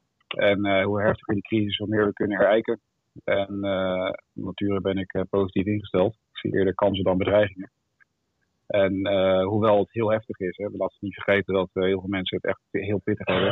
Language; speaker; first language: Dutch; native; Dutch